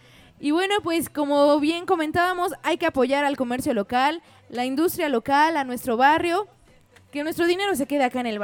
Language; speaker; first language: Spanish; native; Spanish